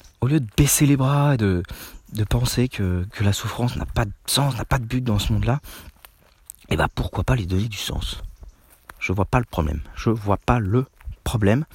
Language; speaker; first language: French; native; French